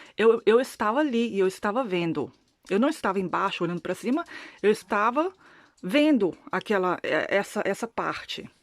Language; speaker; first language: Portuguese; non-native, learner; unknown